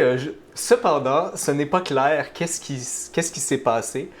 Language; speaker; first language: French; native; French